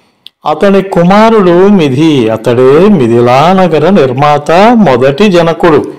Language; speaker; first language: Telugu; native; Telugu